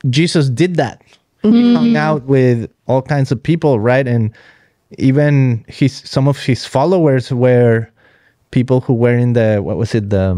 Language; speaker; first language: English; non-native, fluent; Spanish